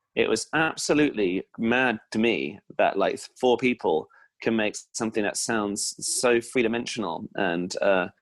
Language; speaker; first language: English; native; English